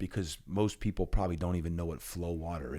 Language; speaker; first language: English; native; English